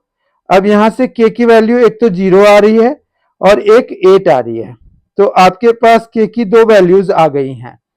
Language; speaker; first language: Hindi; native; Hindi